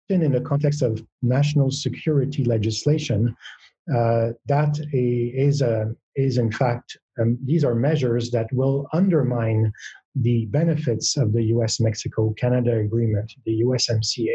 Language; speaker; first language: English; non-native, fluent; French